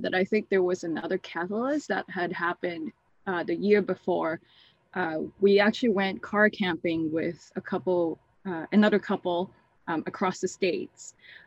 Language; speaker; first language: English; non-native, local second language; Cantonese